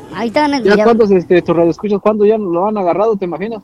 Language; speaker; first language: Spanish; non-native, local second language; Mixtepec Mixtec